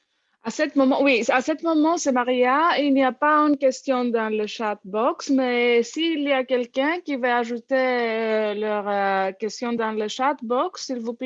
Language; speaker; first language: French; non-native, learner; English